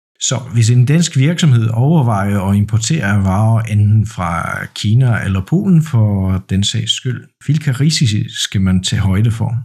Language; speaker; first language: Danish; non-native, fluent; Polish